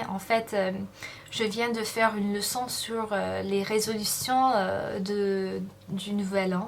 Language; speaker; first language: French; non-native, fluent; English